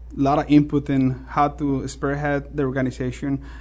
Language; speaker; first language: English; non-native, fluent; Spanish